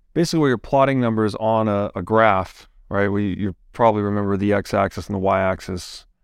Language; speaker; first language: English; native; English